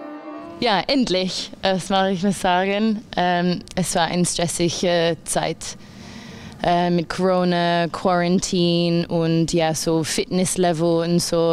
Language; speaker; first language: German; non-native, fluent; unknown